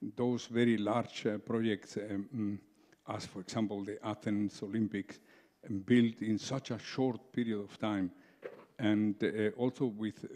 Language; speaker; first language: English; non-native, fluent; Spanish